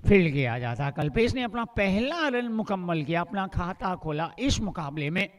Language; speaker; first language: Hindi; non-native, local second language; Gujarati